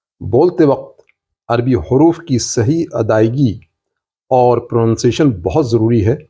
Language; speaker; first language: Urdu; native; Urdu